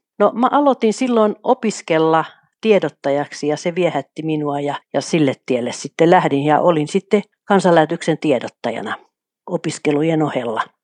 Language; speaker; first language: Finnish; native; Finnish